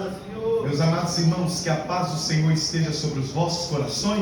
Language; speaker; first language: Portuguese; native; Portuguese